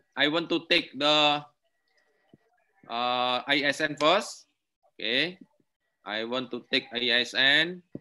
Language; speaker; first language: English; non-native, learner; Indonesian